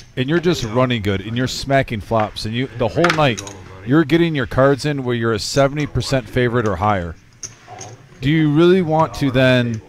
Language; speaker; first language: English; native; English